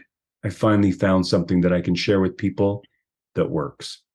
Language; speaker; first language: English; native; English